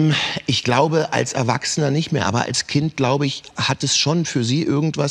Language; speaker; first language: German; native; German